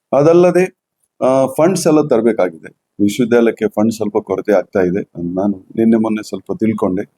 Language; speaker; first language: Kannada; native; Kannada